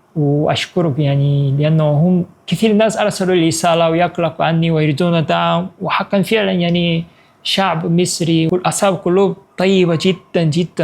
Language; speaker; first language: Arabic; non-native, fluent; Korean